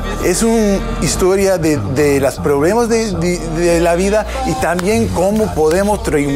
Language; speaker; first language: Spanish; non-native, learner; English